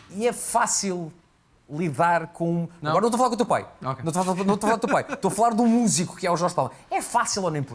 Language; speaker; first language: Portuguese; native; Portuguese